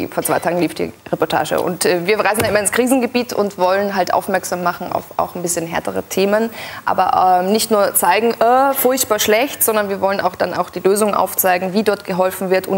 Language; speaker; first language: German; native; German